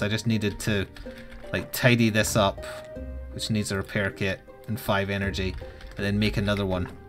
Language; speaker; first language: English; native; English